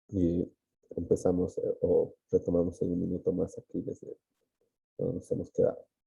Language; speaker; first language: Spanish; native; Spanish